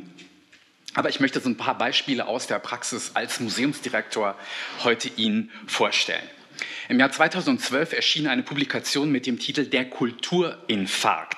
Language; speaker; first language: German; native; German